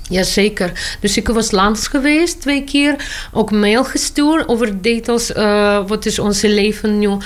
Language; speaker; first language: Dutch; non-native, learner; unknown